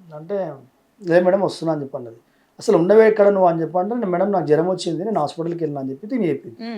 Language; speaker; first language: Telugu; native; Telugu